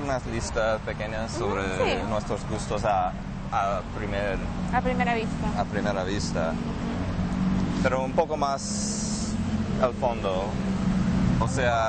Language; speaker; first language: Spanish; non-native, fluent; English